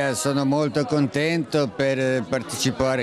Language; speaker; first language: Italian; non-native, learner; Croatian